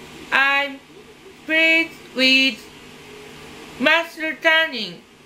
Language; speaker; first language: English; non-native, learner; Japanese